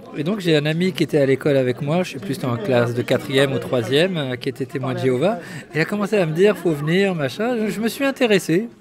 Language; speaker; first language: French; early bilingual, other home language; Arabic